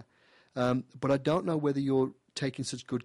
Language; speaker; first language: English; native; English